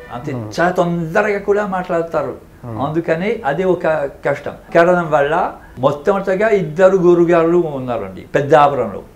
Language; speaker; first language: Telugu; non-native, fluent; French